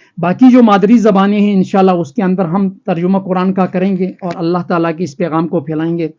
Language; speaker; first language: Urdu; non-native, local second language; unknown